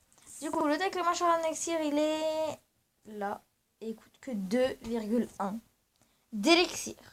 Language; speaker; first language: French; native; French